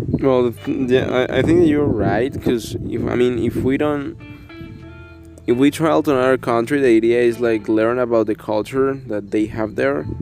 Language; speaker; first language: English; non-native, learner; Spanish